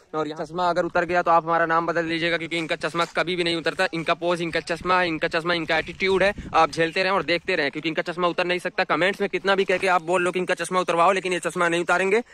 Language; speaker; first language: Hindi; native; Hindi